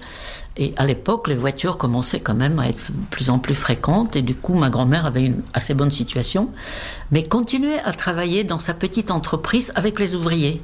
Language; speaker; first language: French; non-native, fluent; Czech